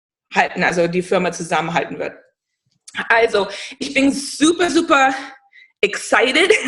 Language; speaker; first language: German; non-native, fluent; English